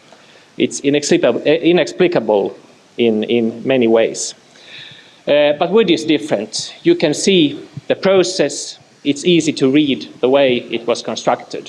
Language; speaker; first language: English; non-native, fluent; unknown